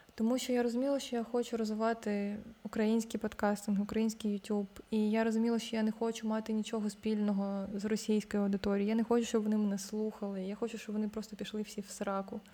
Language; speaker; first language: Ukrainian; non-native, local second language; Russian